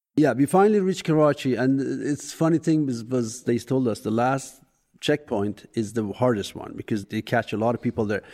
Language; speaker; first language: English; non-native, fluent; Persian